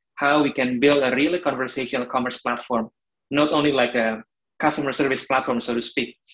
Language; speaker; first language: English; non-native, fluent; Indonesian